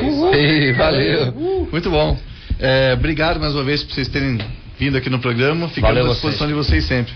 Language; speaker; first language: Portuguese; native; Portuguese